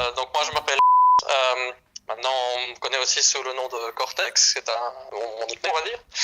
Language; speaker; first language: French; native; French